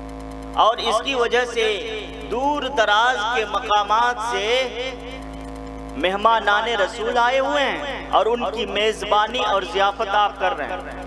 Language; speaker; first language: Urdu; native; Urdu